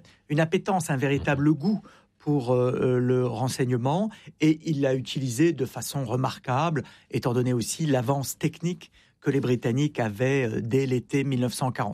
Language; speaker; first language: French; native; French